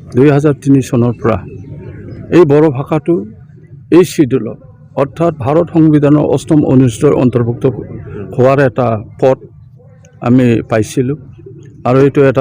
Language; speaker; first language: Assamese; non-native, local second language; Bodo